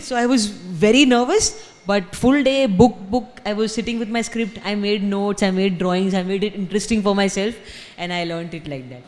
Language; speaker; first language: English; non-native, local second language; Hindi